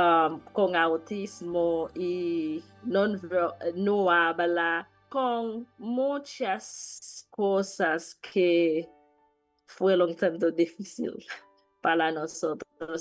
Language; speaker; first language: Spanish; non-native, learner; Haitian Creole